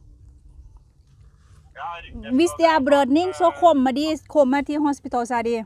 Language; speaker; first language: Norwegian; non-native, learner; Thai